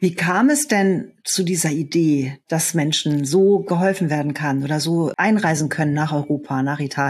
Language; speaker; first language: German; native; German